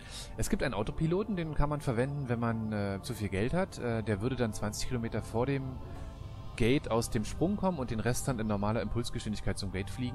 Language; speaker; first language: German; native; German